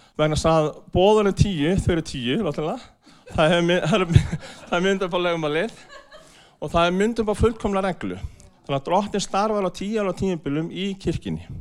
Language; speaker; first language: Icelandic; non-native, fluent; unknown